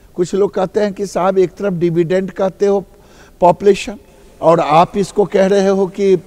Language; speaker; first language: Hindi; native; Hindi